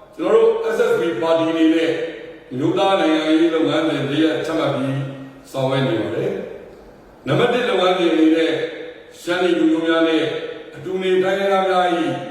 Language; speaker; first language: Burmese; non-native, local second language; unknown